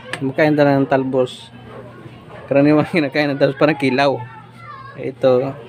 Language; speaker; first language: Filipino; non-native, local second language; Cebuano